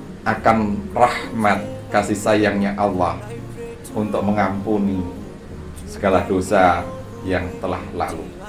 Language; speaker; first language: Indonesian; native; Indonesian